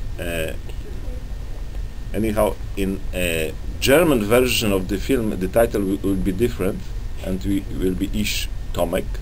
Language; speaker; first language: English; non-native, learner; Polish